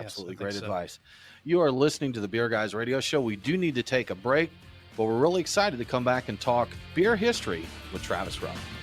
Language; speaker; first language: English; native; English